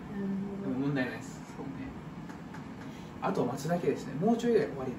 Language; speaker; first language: Japanese; non-native, fluent; English